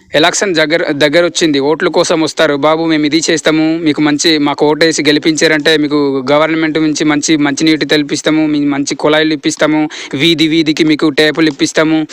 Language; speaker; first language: Telugu; native; Telugu